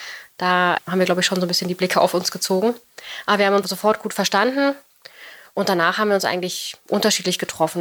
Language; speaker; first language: German; native; German